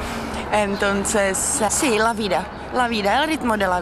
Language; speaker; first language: Spanish; non-native, fluent; Czech